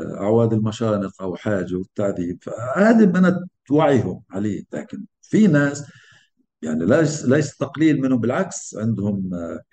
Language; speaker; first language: Arabic; native; Arabic